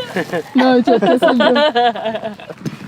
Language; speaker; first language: French; native; French